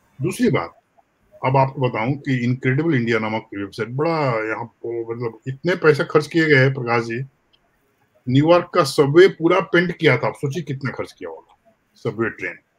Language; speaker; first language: Hindi; native; Hindi